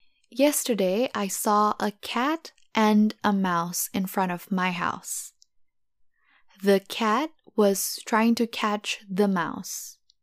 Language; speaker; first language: English; non-native, fluent; Indonesian